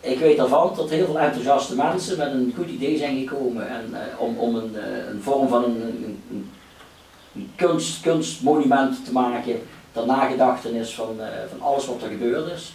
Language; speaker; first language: Dutch; native; Dutch